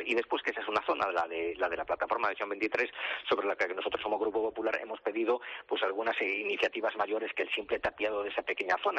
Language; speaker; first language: Spanish; native; Spanish